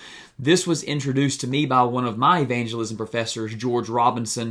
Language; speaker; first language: English; native; English